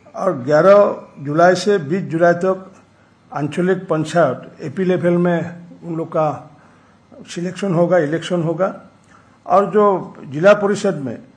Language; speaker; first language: Hindi; non-native, local second language; Assamese